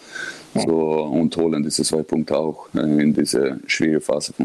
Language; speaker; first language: German; non-native, learner; Swedish